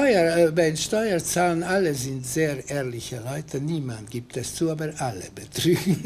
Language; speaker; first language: German; non-native, fluent; Hungarian